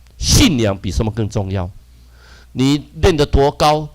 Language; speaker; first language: Chinese; native; Chinese